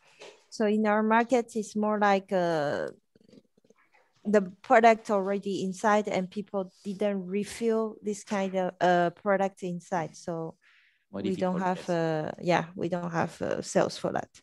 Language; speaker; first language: English; non-native, fluent; French